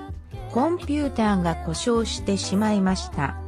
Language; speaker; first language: Japanese; non-native, learner; English